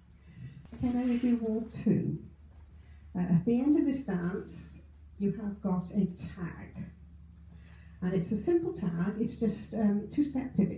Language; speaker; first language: English; native; English